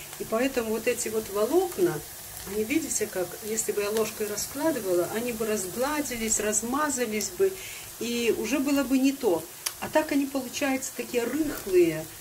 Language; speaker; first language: Russian; native; Russian